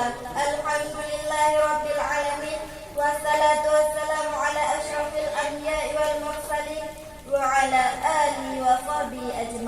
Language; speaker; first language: Arabic; non-native, learner; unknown